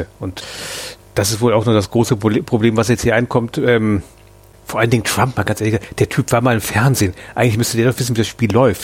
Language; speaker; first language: German; native; German